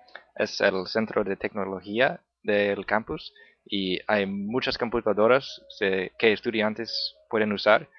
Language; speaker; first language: Spanish; non-native, learner; English